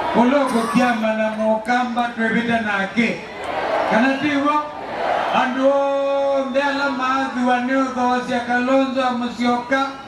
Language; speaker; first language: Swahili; non-native, local second language; Kamba